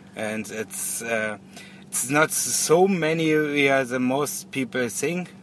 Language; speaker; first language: English; non-native, learner; German